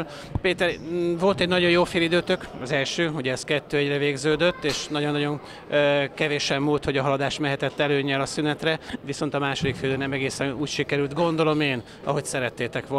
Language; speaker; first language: Hungarian; native; Hungarian